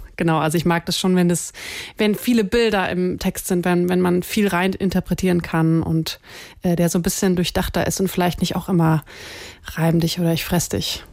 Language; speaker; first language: German; native; German